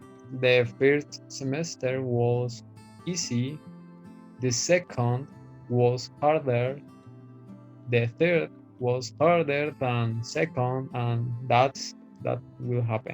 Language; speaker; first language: English; non-native, fluent; Spanish